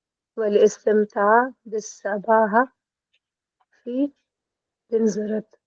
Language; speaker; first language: Arabic; non-native, learner; Hindi